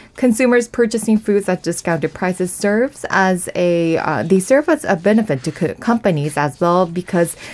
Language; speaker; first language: English; non-native, fluent; Korean